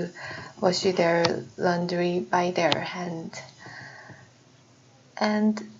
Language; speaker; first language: English; non-native, learner; Korean